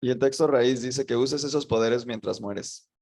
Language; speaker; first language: Spanish; native; Spanish